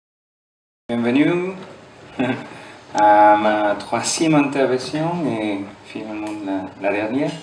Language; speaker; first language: French; non-native, fluent; German